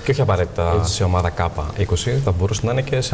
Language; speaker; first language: Greek; native; Greek